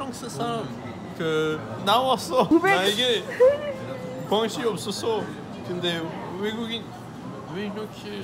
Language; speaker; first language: Korean; non-native, learner; French